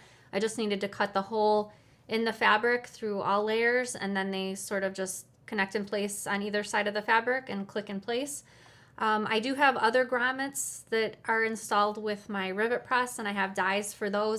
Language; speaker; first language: English; native; English